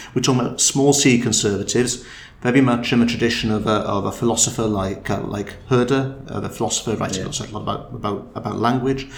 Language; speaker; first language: English; native; English